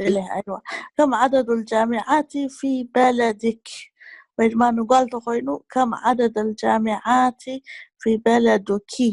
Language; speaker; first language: Arabic; non-native, learner; Tigrinya